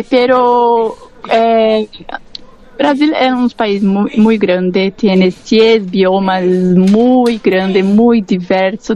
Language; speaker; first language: Spanish; non-native, learner; Portuguese